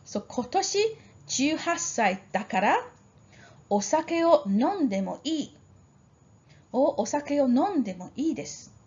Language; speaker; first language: Japanese; non-native, fluent; English